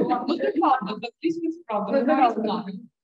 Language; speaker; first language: Ukrainian; native; Ukrainian